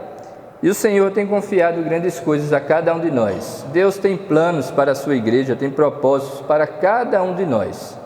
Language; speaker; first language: Portuguese; native; Portuguese